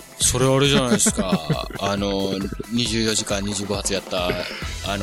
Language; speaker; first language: Japanese; native; Japanese